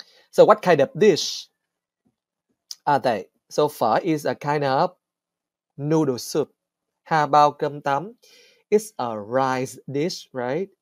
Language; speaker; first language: English; non-native, fluent; Vietnamese